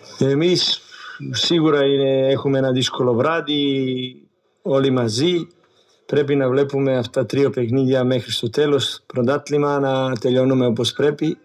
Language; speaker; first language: Greek; non-native, learner; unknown